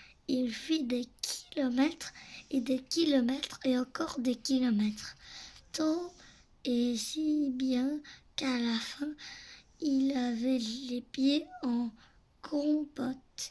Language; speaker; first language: French; native; French